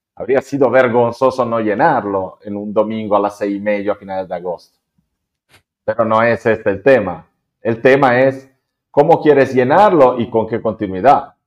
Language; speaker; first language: Spanish; non-native, fluent; Italian